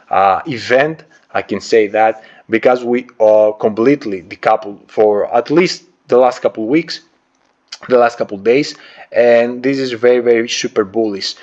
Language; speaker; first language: English; non-native, fluent; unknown